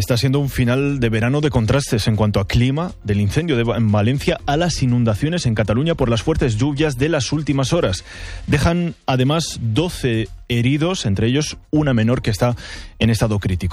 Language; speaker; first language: Spanish; native; Spanish